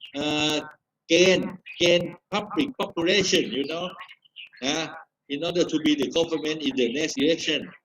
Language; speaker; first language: English; non-native, fluent; Thai